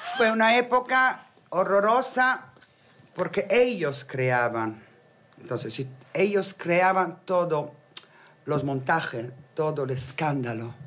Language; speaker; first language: Spanish; non-native, fluent; Italian